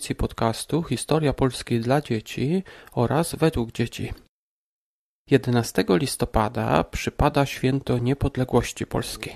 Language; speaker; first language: Polish; native; Polish